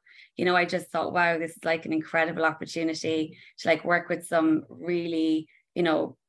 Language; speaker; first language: English; native; English